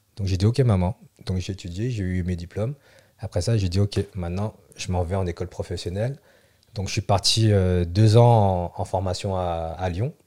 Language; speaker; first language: French; early bilingual, other home language; Vietnamese